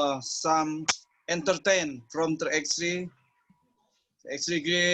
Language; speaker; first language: English; non-native, learner; Indonesian